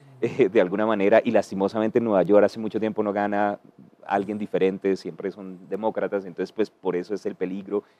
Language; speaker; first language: Spanish; native; Spanish